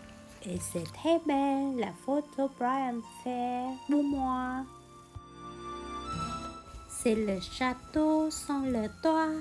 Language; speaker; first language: French; non-native, learner; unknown